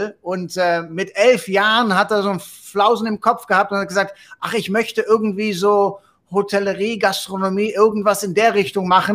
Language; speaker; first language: German; native; German